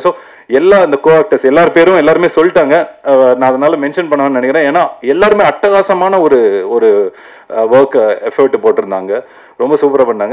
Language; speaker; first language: Tamil; native; Tamil